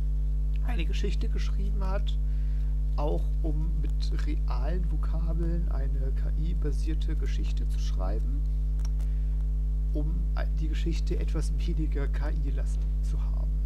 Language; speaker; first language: German; non-native, fluent; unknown